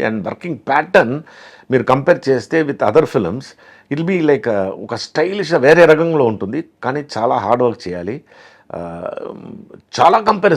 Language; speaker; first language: Telugu; non-native, fluent; Tamil